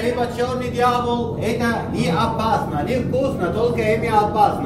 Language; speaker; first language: Russian; non-native, learner; Arabic